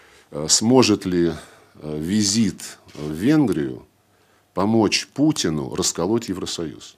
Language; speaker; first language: Russian; native; Russian